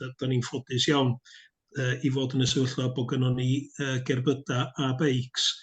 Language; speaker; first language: Welsh; native; Welsh